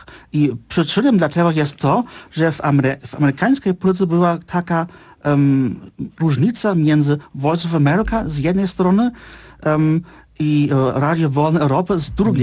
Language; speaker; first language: Polish; non-native, fluent; German